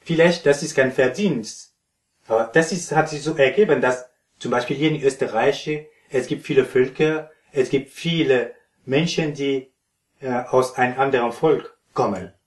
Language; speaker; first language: German; non-native, fluent; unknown